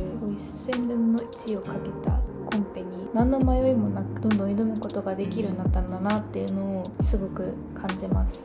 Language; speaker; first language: Japanese; native; Japanese